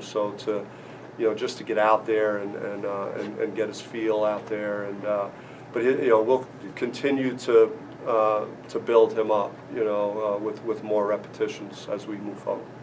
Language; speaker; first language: English; native; English